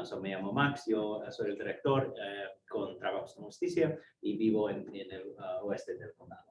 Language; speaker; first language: Spanish; non-native, fluent; English